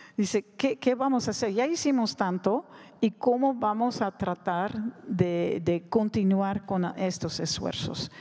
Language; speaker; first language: Spanish; non-native, fluent; Dutch